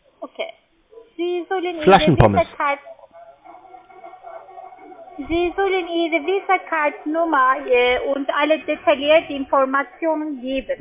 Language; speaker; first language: German; non-native, learner; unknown